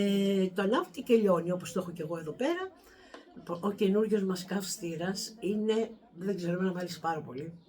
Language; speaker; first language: Greek; native; Greek